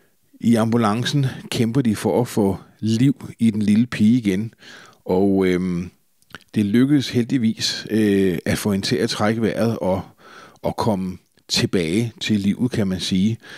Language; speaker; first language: Danish; native; Danish